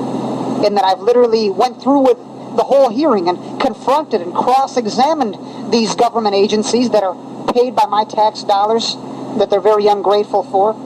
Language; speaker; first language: English; native; English